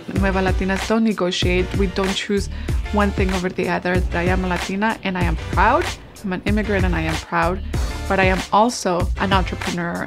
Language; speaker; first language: English; early bilingual, other home language; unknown